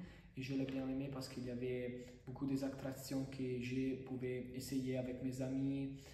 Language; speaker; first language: French; non-native, fluent; Italian